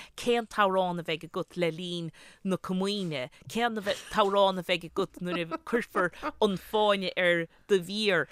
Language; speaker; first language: Irish; native; Irish